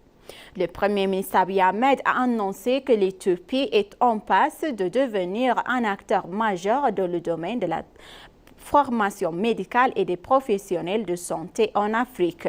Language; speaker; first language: French; non-native, fluent; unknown